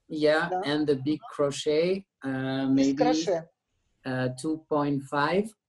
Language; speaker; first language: English; non-native, learner; French